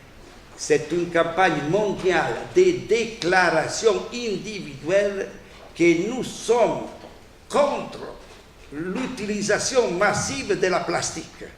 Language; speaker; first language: French; non-native, fluent; Italian